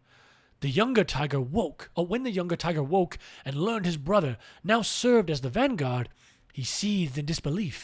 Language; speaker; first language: English; native; English